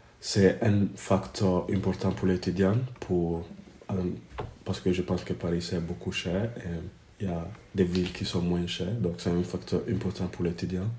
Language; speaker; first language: French; non-native, fluent; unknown